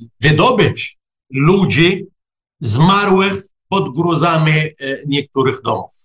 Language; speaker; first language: Polish; non-native, fluent; Arabic